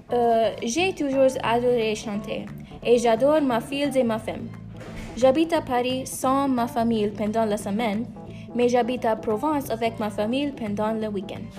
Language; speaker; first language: French; non-native, learner; English